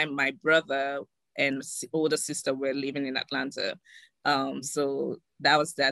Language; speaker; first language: English; non-native, local second language; Yoruba